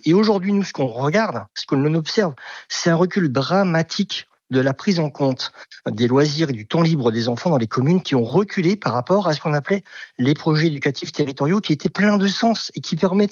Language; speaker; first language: French; native; French